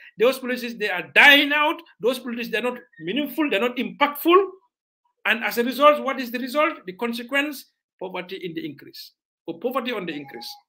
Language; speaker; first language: English; non-native, local second language; Mandingo